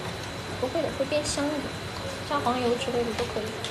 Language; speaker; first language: Chinese; native; Chinese